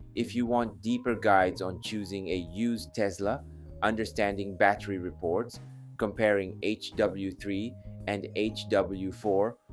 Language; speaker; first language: English; non-native, fluent; Japanese